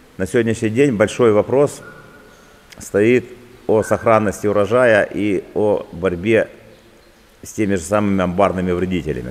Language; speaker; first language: Russian; native; Russian